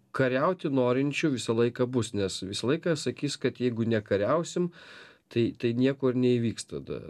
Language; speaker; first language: Lithuanian; native; Lithuanian